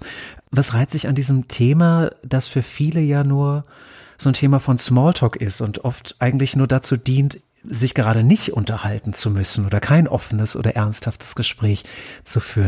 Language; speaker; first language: German; native; German